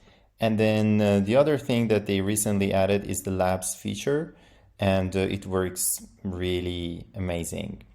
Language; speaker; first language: English; non-native, fluent; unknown